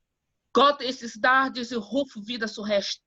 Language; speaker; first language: German; non-native, fluent; Portuguese